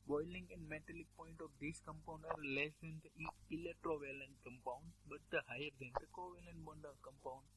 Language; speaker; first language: English; non-native, local second language; Gujarati